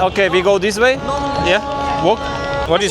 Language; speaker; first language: English; non-native, learner; Slovak